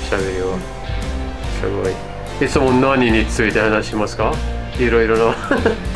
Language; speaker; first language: Japanese; non-native, fluent; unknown